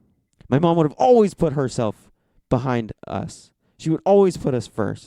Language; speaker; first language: English; native; English